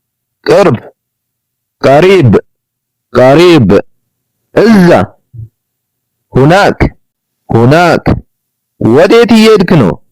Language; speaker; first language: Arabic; non-native, fluent; Amharic